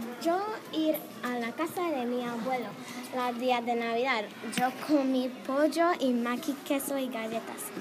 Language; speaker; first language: Spanish; non-native, learner; English